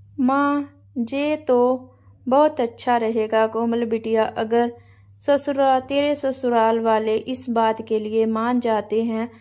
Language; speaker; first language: Hindi; non-native, local second language; Punjabi